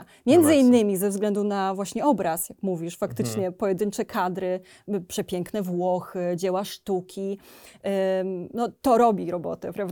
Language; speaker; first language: Polish; native; Polish